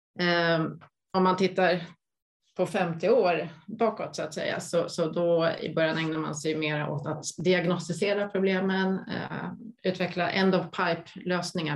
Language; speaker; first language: Swedish; native; Swedish